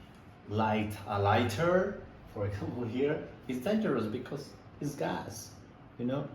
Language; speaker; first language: English; non-native, learner; Spanish